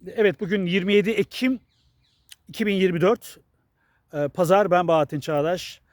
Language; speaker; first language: Turkish; native; Turkish